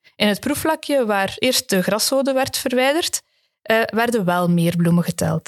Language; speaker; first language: Dutch; native; Dutch